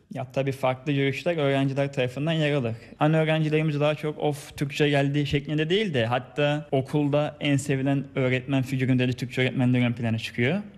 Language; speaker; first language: Turkish; native; Turkish